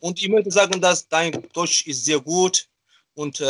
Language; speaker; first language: German; non-native, learner; Azerbaijani